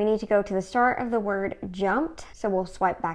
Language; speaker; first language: English; native; English